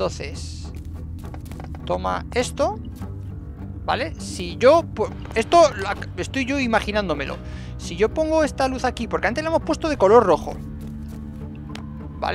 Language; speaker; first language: Spanish; native; Spanish